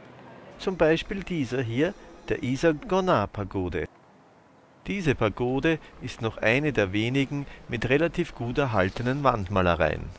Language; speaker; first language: German; native; German